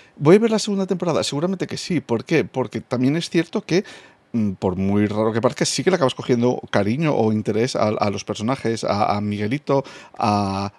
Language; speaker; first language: Spanish; non-native, fluent; English